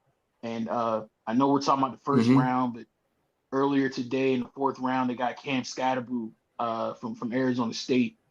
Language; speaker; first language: English; native; English